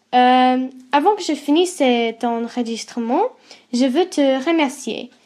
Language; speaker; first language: French; non-native, fluent; English